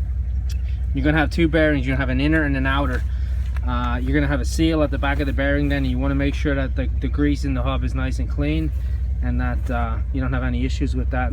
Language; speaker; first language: English; native; English